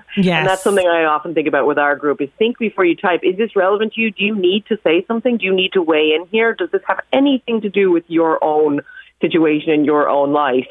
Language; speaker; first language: English; native; English